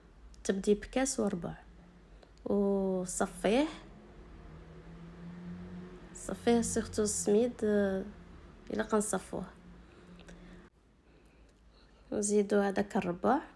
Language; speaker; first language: Arabic; native; Arabic